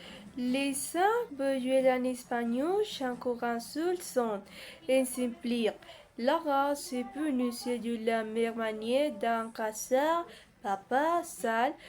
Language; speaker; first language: French; non-native, learner; Spanish